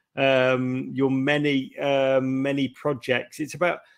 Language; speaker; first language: English; native; English